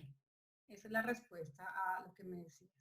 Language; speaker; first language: Spanish; native; Spanish